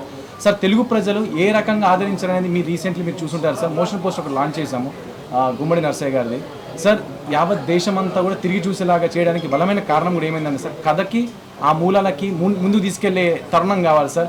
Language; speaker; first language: Telugu; native; Telugu